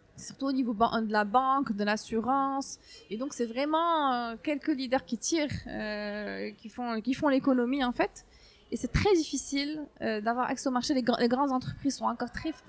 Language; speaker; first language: French; non-native, local second language; Arabic